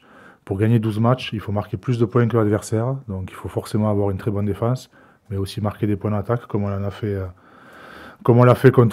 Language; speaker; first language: French; native; French